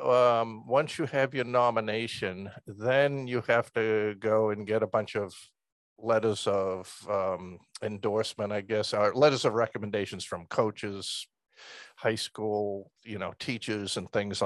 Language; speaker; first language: English; native; English